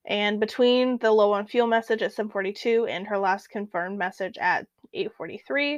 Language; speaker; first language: English; native; English